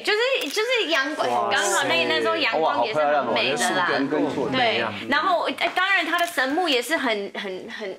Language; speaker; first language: Chinese; non-native, fluent; Thai